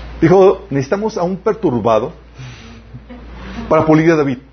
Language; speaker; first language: Spanish; native; Spanish